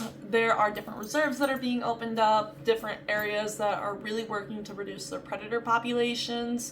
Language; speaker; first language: English; native; English